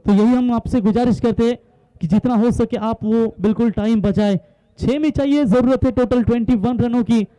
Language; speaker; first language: Hindi; non-native, local second language; Marathi